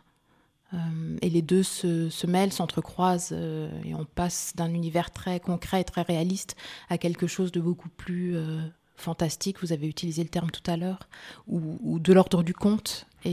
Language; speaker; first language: French; early bilingual, other home language; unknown